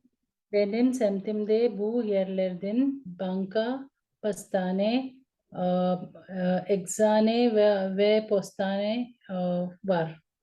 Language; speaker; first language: Turkish; non-native, learner; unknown